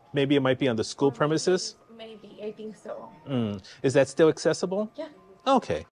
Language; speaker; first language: English; native; English